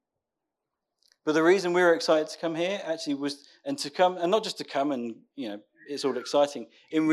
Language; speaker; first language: English; native; English